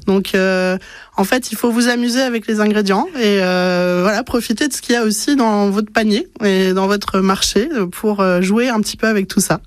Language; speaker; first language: French; native; French